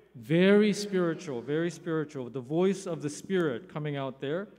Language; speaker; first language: English; early bilingual, other home language; Korean